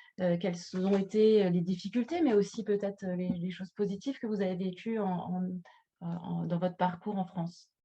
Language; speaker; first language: French; native; French